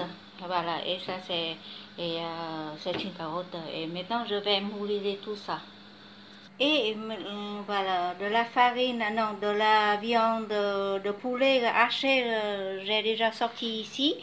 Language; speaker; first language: French; non-native, learner; Vietnamese